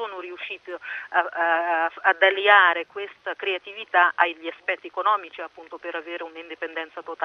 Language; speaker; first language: Italian; non-native, fluent; Portuguese